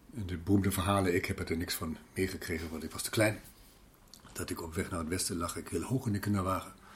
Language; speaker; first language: Dutch; non-native, fluent; German